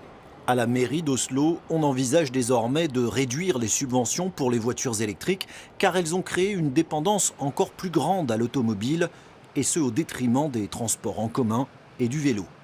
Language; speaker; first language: French; native; French